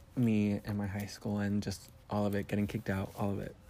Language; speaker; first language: English; early bilingual, other home language; Spanish